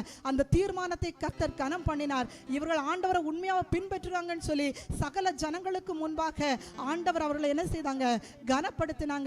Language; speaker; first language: Tamil; native; Tamil